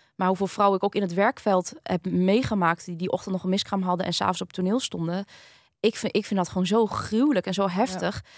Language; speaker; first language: Dutch; early bilingual, other home language; Vietnamese